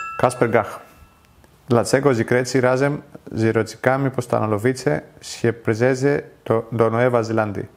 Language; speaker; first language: Polish; non-native, learner; Greek